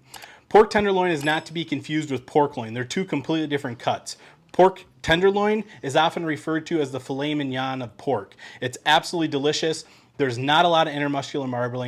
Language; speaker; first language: English; native; English